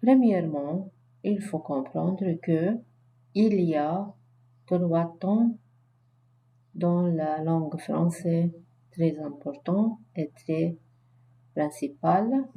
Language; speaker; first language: French; non-native, fluent; Arabic